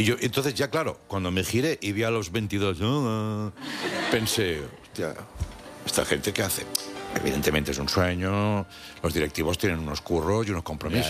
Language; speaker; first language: Spanish; native; Spanish